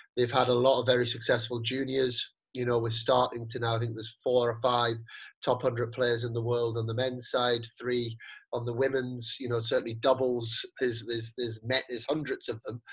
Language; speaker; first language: English; native; English